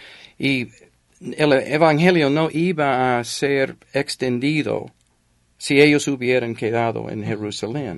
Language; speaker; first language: Spanish; non-native, fluent; English